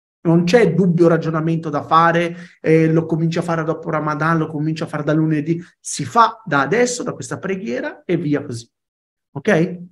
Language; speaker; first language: Italian; early bilingual, other home language; Arabic